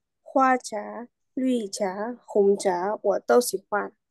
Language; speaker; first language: Chinese; non-native, learner; Vietnamese